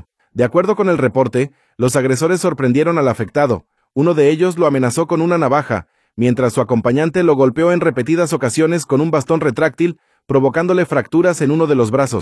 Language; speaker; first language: Spanish; native; Spanish